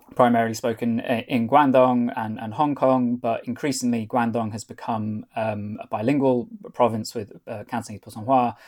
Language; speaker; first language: English; non-native, local second language; Welsh